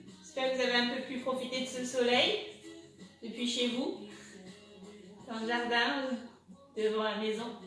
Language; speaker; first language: French; native; French